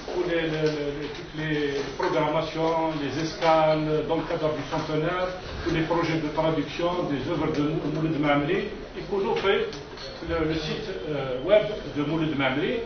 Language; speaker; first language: French; non-native, local second language; Kabyle